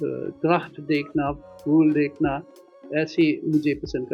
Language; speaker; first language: Hindi; non-native, fluent; Dutch